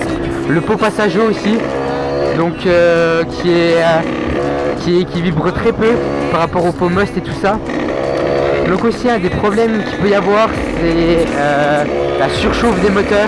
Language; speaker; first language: French; native; French